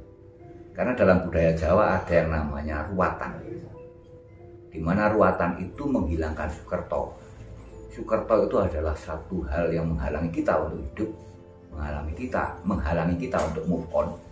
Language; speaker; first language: Indonesian; non-native, local second language; Javanese